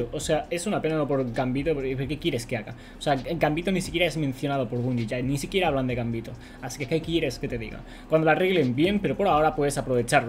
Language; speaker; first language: Spanish; native; Spanish